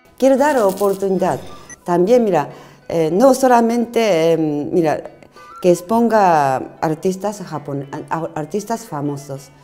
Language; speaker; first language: Spanish; non-native, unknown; Japanese